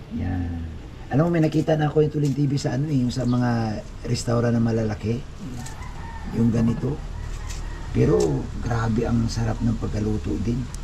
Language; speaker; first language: Filipino; non-native, local second language; Cebuano